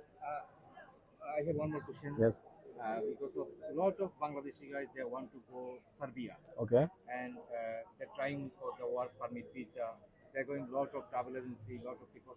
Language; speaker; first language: English; non-native, learner; Bangla